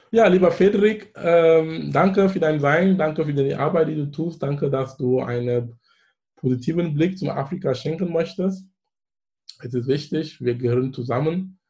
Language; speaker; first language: German; non-native, fluent; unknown